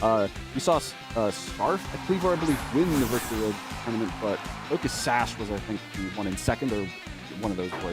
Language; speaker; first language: English; native; English